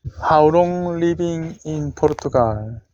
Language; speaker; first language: English; non-native, learner; Korean